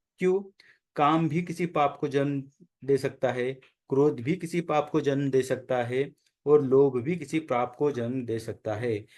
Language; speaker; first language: Hindi; non-native, local second language; Marathi